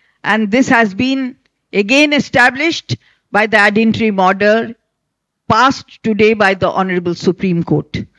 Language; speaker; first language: English; non-native, local second language; Bangla